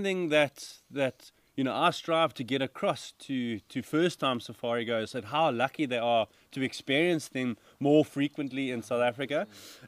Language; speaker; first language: English; native; English